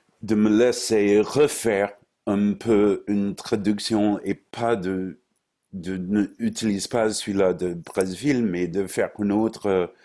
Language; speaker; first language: French; non-native, fluent; English